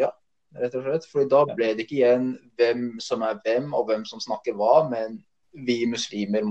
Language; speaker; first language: Norwegian; early bilingual, other home language; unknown